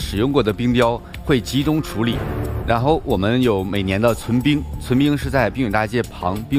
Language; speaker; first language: Chinese; native; Chinese